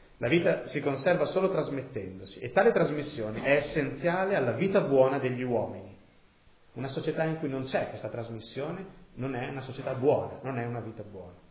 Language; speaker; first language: Italian; native; Italian